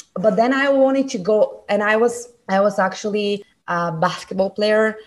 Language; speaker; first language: English; non-native, fluent; Bulgarian